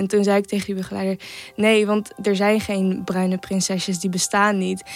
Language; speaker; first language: Dutch; native; Dutch